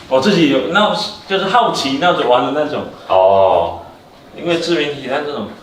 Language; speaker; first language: Chinese; native; Chinese